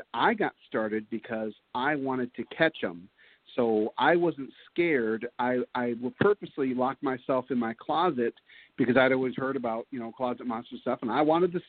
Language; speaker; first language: English; native; English